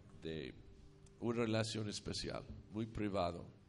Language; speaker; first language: Spanish; non-native, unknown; English